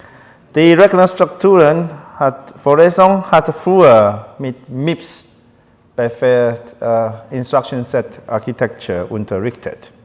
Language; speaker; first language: German; non-native, learner; Chinese